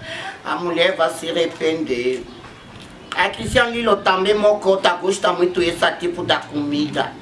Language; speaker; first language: Portuguese; non-native, learner; Lingala